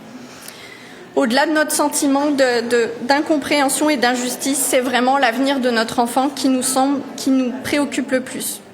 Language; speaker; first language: French; native; French